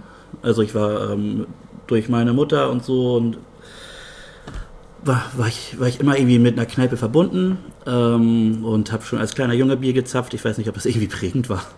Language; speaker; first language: German; native; German